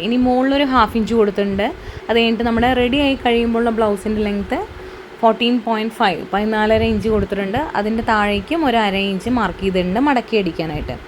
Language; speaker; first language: Malayalam; native; Malayalam